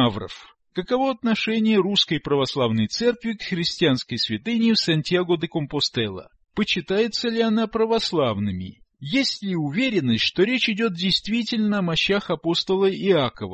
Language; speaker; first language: Russian; native; Russian